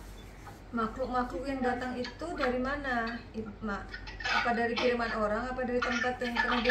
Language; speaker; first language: Indonesian; native; Indonesian